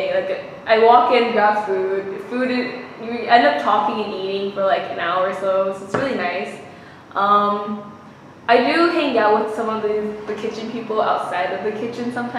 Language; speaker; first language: English; native; English